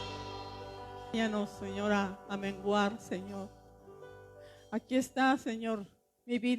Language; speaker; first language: Spanish; native; Spanish